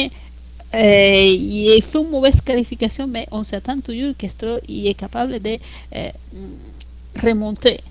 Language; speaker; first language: French; non-native, fluent; Spanish